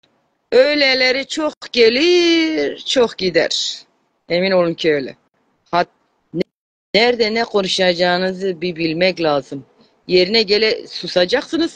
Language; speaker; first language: Turkish; native; Turkish